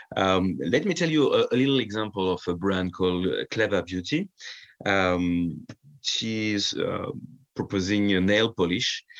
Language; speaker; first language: English; non-native, fluent; French